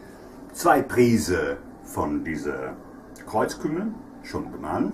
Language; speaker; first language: German; non-native, fluent; Italian